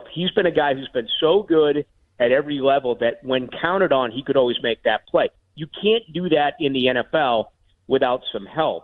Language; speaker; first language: English; native; English